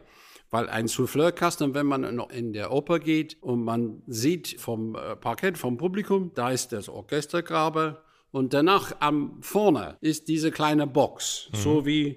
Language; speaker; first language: German; non-native, fluent; English